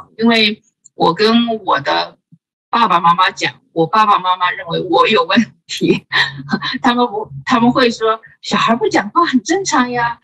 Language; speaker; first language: Chinese; native; Chinese